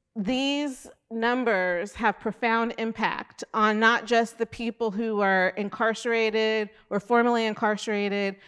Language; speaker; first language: English; native; English